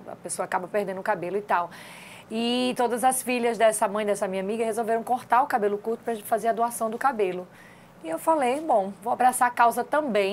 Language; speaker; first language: Portuguese; native; Portuguese